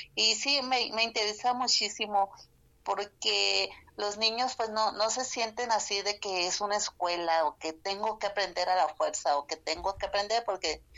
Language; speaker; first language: Spanish; non-native, local second language; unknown